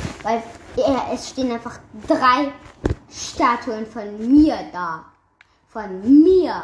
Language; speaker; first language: German; native; German